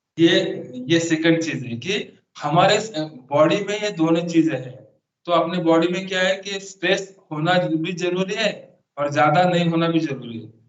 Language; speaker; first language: Hindi; non-native, local second language; Marathi